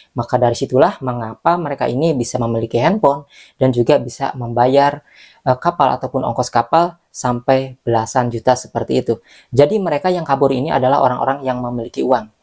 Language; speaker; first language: Indonesian; native; Indonesian